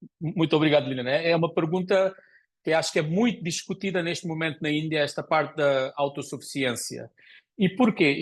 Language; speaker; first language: Portuguese; non-native, fluent; Konkani